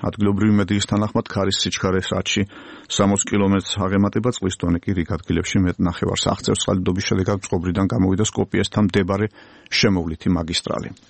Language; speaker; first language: Georgian; native; Georgian